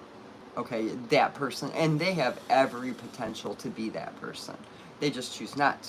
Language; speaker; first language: English; native; English